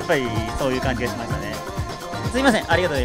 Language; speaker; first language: Japanese; native; Japanese